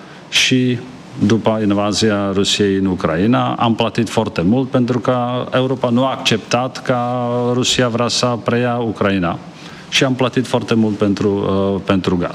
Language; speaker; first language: Romanian; non-native, fluent; Czech